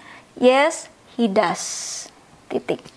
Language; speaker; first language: English; non-native, fluent; Indonesian